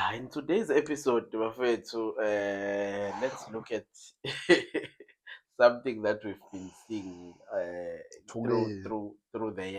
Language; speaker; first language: English; non-native, local second language; Zulu